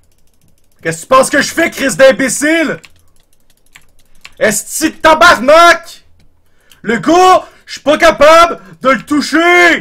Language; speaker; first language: French; native; French